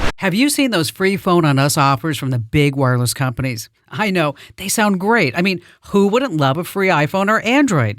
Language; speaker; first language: English; native; English